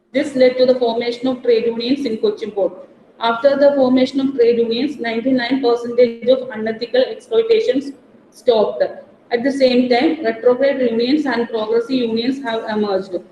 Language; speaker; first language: English; non-native, local second language; Malayalam